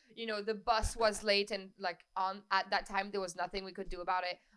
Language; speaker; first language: English; non-native, fluent; French